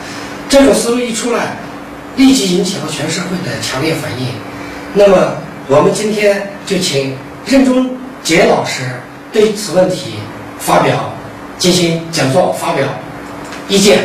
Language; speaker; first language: Chinese; native; Chinese